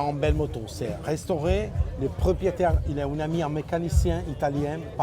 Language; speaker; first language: French; non-native, learner; Italian